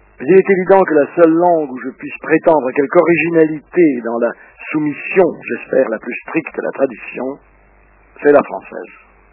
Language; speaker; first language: French; early bilingual, other home language; Russian